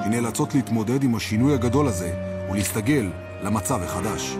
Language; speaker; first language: Hebrew; native; Hebrew